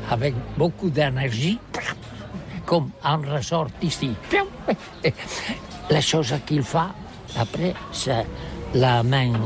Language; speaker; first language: French; non-native, learner; Catalan